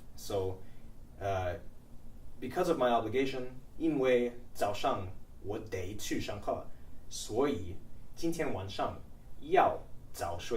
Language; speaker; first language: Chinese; non-native, fluent; English